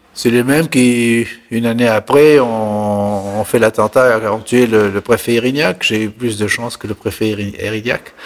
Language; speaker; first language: French; non-native, local second language; Arabic